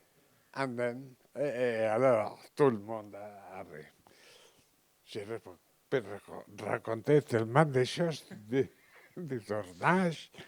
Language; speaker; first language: French; non-native, learner; Catalan